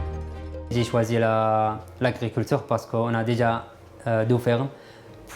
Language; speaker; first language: French; non-native, fluent; Arabic